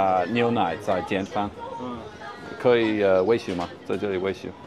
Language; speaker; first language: Chinese; non-native, learner; English